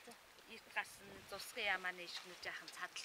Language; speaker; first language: Mongolian; native; Mongolian